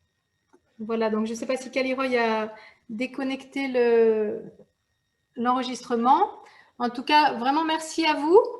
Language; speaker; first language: French; native; French